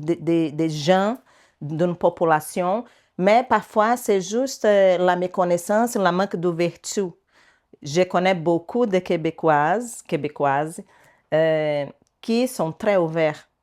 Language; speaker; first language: French; non-native, learner; Portuguese